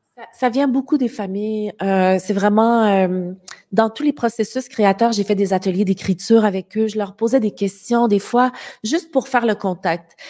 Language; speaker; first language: French; native; French